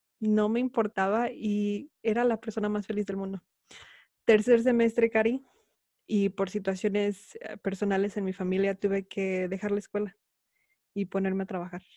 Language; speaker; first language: Spanish; native; Spanish